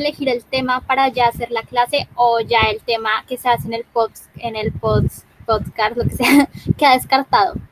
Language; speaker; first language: Spanish; native; Spanish